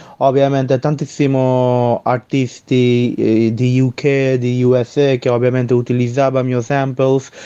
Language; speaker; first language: Italian; non-native, learner; Bangla